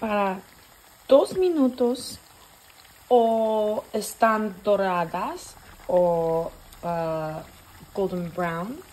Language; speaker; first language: Spanish; non-native, learner; English